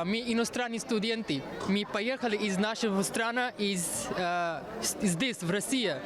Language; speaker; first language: Russian; non-native, learner; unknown